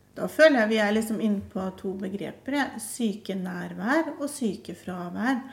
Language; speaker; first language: Norwegian; native; Norwegian